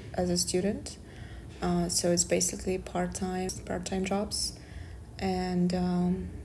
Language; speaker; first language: English; non-native, fluent; Kazakh